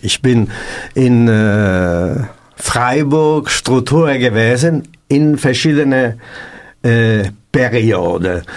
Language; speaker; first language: German; non-native, learner; Italian